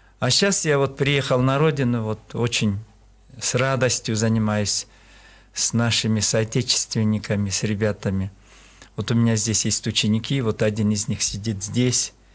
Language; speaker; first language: Russian; non-native, local second language; Kyrgyz